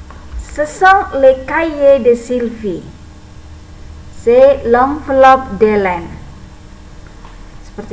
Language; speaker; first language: French; non-native, fluent; Indonesian